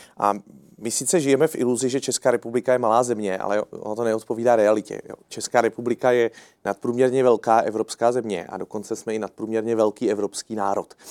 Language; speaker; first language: Czech; native; Czech